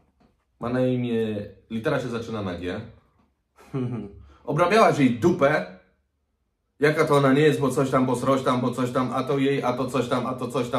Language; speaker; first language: Polish; native; Polish